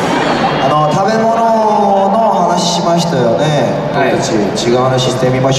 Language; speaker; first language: Japanese; non-native, fluent; Korean